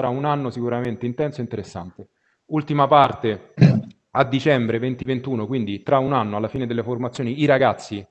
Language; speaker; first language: Italian; native; Italian